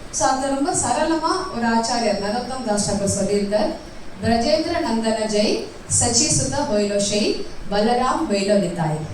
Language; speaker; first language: Tamil; early bilingual, heritage; Tamil